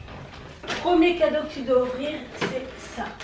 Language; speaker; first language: French; native; French